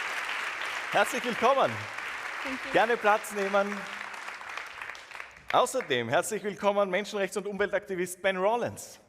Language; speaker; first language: German; native; German